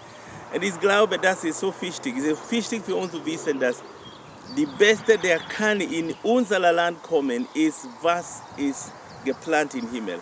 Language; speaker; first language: German; non-native, learner; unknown